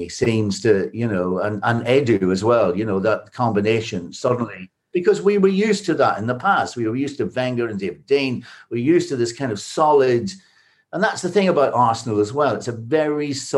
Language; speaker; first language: English; native; English